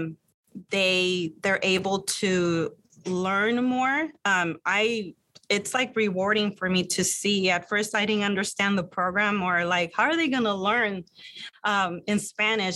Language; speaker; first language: English; early bilingual, other home language; Spanish